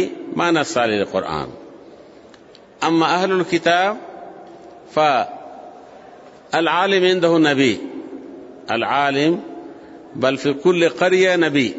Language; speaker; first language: Arabic; non-native, fluent; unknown